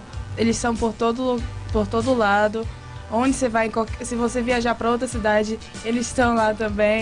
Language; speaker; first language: Portuguese; early bilingual, other home language; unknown